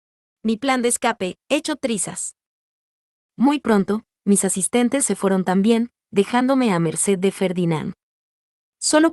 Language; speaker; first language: Spanish; native; Spanish